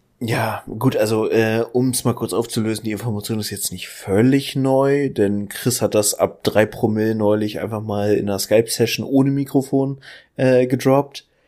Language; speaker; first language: German; native; German